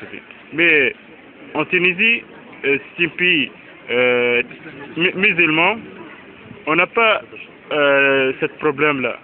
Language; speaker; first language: French; non-native, local second language; Arabic